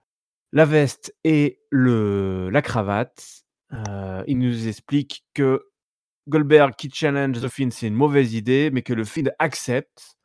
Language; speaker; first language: French; native; French